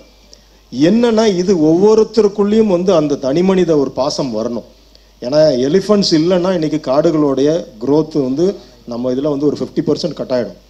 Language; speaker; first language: Tamil; native; Tamil